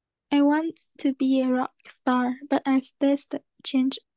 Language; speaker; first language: English; non-native, learner; Vietnamese